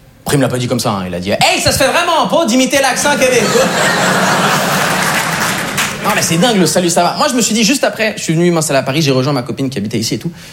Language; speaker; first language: French; native; French